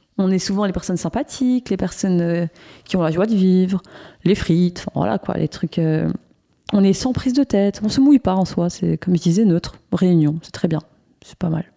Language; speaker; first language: French; native; French